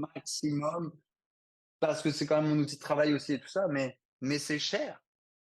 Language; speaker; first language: French; native; French